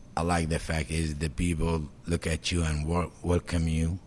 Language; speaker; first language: English; non-native, fluent; Arabic